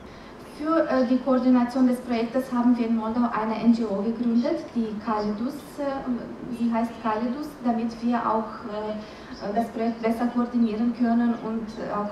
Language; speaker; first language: German; non-native, fluent; Romanian